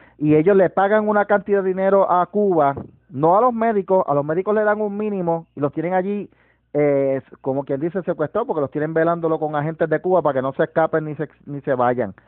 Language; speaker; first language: Spanish; native; Spanish